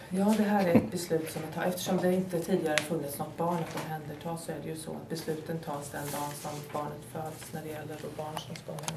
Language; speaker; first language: Swedish; native; Swedish